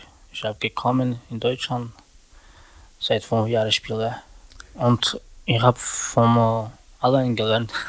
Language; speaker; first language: German; non-native, learner; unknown